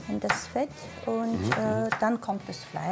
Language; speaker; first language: German; non-native, fluent; Mongolian